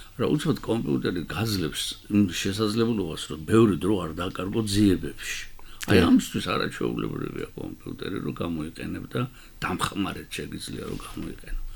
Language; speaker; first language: Georgian; native; Georgian